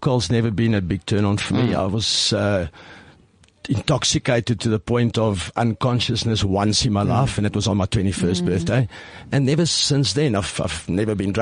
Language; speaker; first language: English; non-native, local second language; Afrikaans